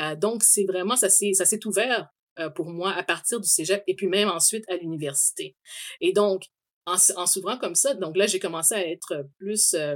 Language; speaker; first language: French; native; French